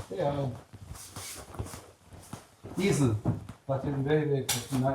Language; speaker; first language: English; non-native, learner; German